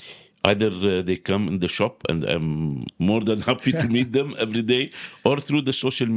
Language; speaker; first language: English; non-native, local second language; Arabic